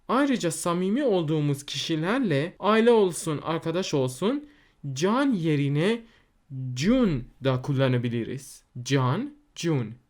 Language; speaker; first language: Turkish; non-native, fluent; Persian